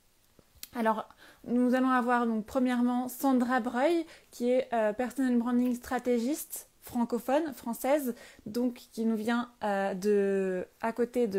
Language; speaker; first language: French; native; French